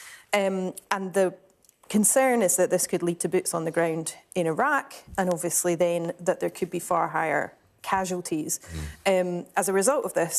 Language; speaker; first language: English; native; English